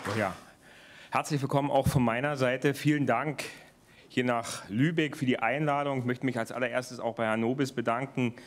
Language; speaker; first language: German; native; German